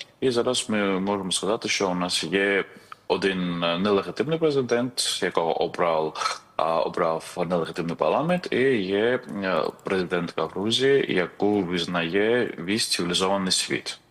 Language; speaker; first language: Ukrainian; non-native, fluent; Georgian